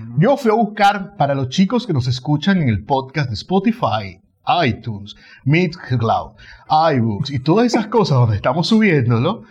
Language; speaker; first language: Spanish; native; Spanish